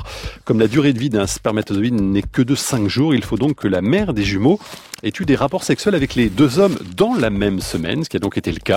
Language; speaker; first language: French; native; French